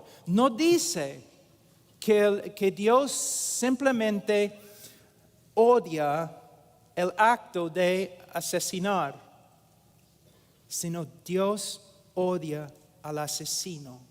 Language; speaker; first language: Spanish; non-native, fluent; English